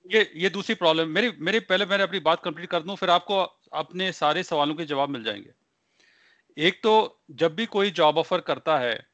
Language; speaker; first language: Hindi; non-native, local second language; Punjabi